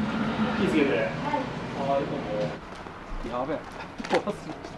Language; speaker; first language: Japanese; native; Japanese